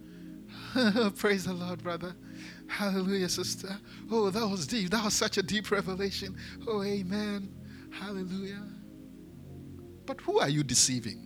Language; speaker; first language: English; non-native, local second language; Akan